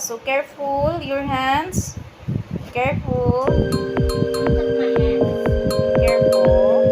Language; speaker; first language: English; non-native, local second language; Filipino